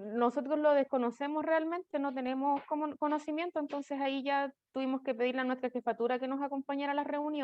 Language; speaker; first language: Spanish; native; Spanish